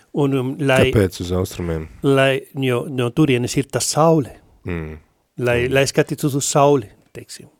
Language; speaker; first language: Latvian; non-native, fluent; Spanish